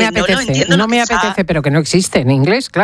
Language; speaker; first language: Spanish; native; Spanish